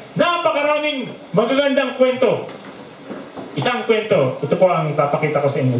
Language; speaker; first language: Filipino; non-native, local second language; Bikol